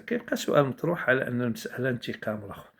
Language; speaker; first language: Arabic; native; Arabic